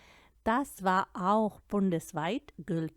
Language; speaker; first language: German; non-native, fluent; Urdu